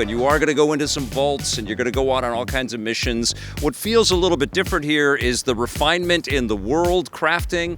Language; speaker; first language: English; native; English